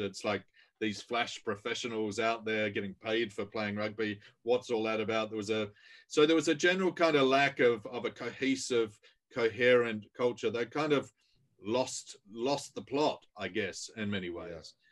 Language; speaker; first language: English; native; English